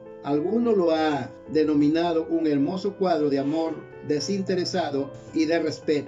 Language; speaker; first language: Spanish; native; Spanish